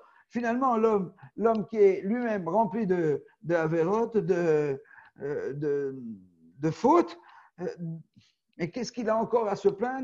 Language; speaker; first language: French; native; French